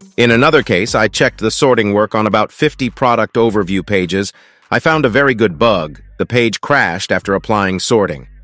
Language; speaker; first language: English; non-native, fluent; Russian